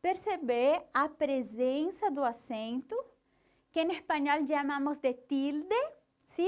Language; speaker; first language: Spanish; non-native, fluent; Portuguese